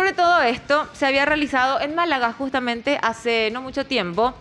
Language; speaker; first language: Spanish; native; Spanish